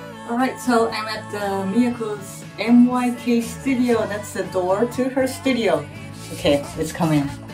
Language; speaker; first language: English; non-native, fluent; Japanese